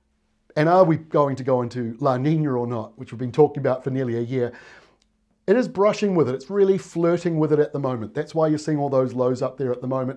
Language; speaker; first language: English; native; English